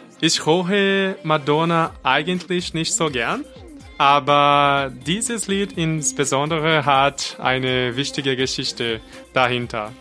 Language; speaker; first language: German; non-native, fluent; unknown